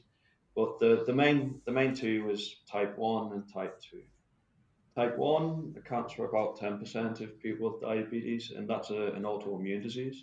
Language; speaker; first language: English; native; English